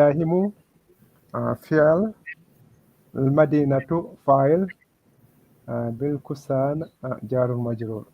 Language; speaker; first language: Arabic; non-native, learner; Japanese